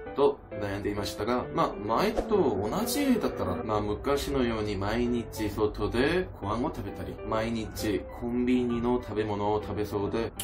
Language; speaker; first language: Japanese; non-native, fluent; Korean